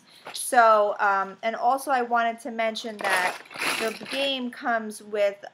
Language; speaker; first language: English; native; English